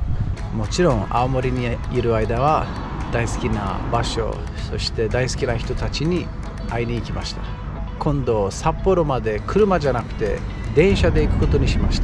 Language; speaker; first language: Japanese; non-native, fluent; Romanian